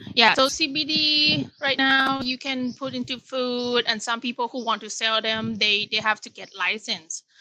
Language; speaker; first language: English; non-native, fluent; Thai